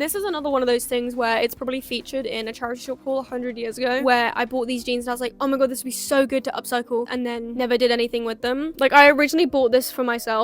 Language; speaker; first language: English; native; English